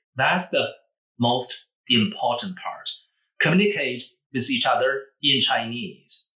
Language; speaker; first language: English; non-native, fluent; Chinese